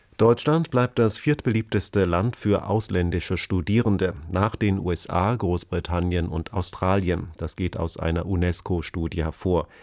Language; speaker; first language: German; native; German